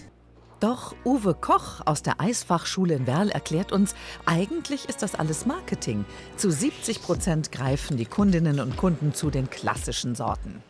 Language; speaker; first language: German; native; German